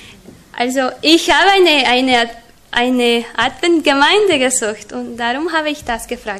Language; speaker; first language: German; non-native, learner; Spanish